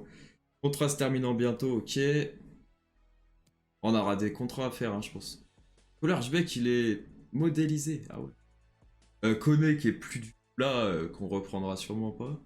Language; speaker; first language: French; native; French